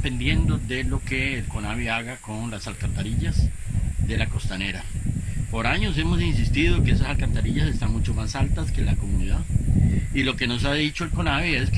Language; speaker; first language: Spanish; native; Spanish